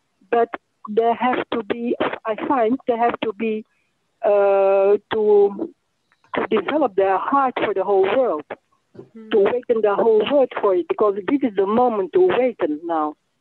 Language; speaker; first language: English; non-native, fluent; Dutch